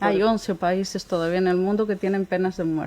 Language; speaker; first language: Spanish; native; Spanish